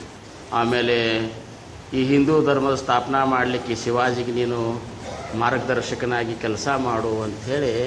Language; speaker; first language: Kannada; native; Kannada